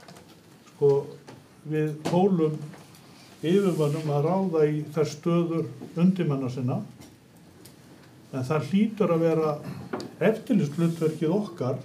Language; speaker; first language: Icelandic; native; Icelandic